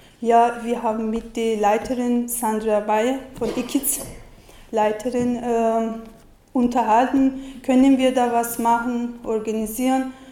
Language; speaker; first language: German; non-native, learner; Turkish